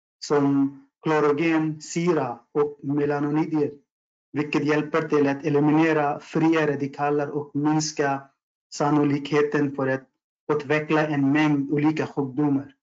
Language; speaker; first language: Swedish; non-native, fluent; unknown